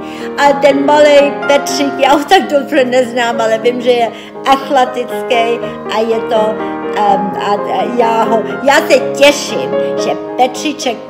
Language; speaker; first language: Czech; early bilingual, heritage; Czech